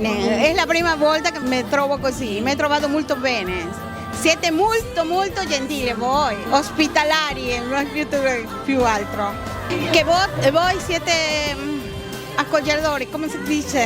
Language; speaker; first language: Italian; non-native, learner; Filipino